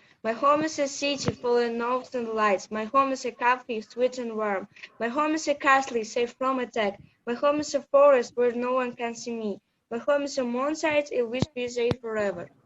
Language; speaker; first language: English; non-native, learner; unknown